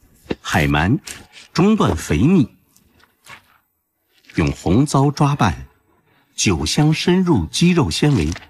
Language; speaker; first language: Chinese; native; Chinese